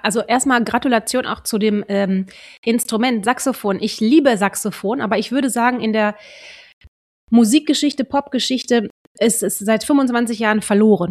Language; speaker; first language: German; native; German